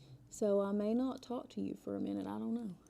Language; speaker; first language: English; native; English